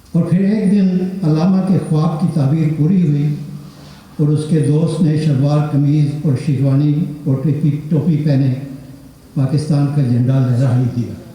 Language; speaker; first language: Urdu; non-native, local second language; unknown